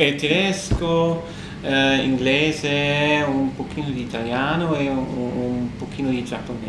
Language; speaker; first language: Italian; non-native, learner; German